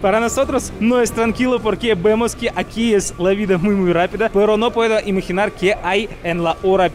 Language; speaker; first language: Spanish; non-native, fluent; Russian